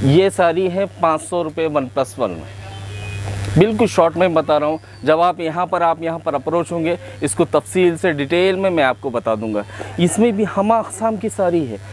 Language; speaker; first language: Hindi; non-native, local second language; Urdu